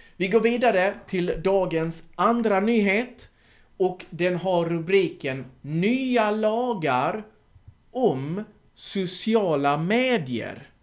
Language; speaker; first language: Swedish; native; Swedish